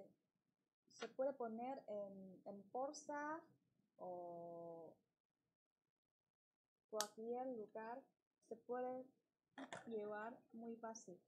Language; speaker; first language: Spanish; non-native, learner; Chinese